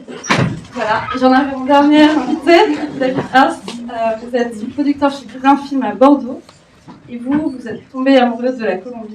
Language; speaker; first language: French; native; French